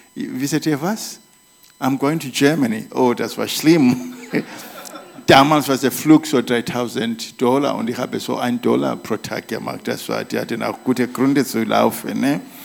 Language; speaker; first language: German; non-native, fluent; Shona